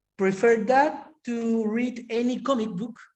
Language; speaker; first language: English; non-native, learner; Spanish